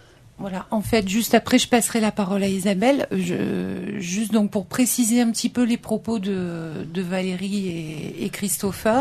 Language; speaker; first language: French; native; French